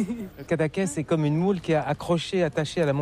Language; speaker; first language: French; native; French